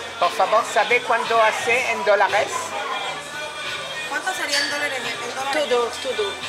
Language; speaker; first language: Spanish; non-native, learner; French